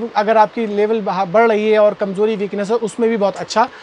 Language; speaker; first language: Hindi; native; Hindi